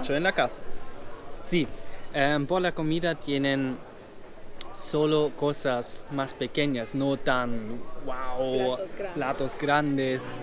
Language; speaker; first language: Spanish; non-native, fluent; German